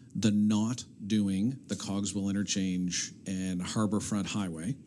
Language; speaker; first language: English; native; English